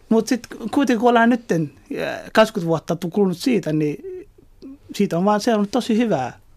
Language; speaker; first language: Finnish; early bilingual, other home language; Somali